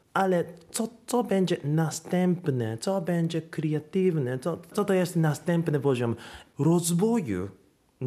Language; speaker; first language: Polish; non-native, learner; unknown